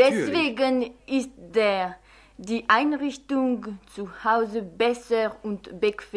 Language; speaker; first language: German; non-native, fluent; French